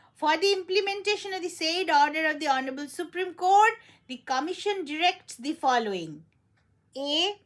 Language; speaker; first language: English; non-native, local second language; Bangla